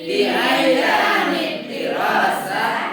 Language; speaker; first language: Arabic; non-native, learner; Indonesian